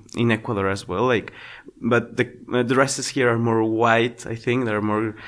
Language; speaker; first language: English; non-native, fluent; Spanish